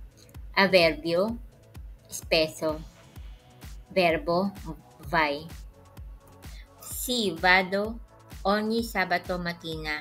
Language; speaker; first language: Italian; non-native, fluent; Filipino